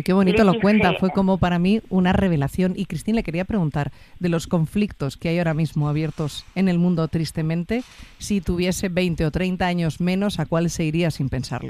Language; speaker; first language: Spanish; native; Spanish